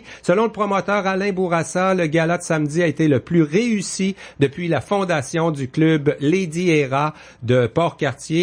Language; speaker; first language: French; native; French